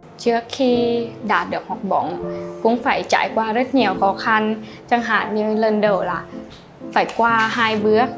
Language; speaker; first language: Vietnamese; non-native, learner; Lao